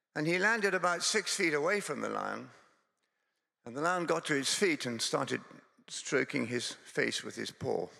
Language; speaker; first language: English; native; English